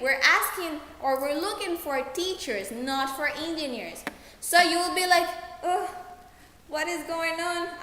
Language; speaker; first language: English; non-native, fluent; Spanish